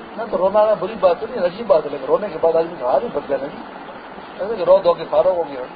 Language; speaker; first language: Urdu; non-native, local second language; Pashto